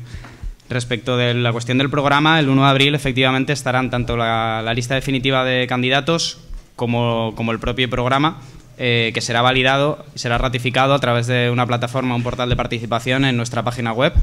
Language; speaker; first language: Spanish; native; Spanish